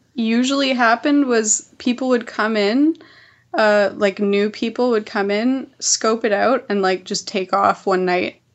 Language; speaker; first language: English; native; English